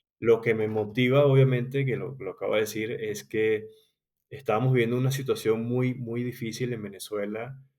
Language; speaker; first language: Spanish; native; Spanish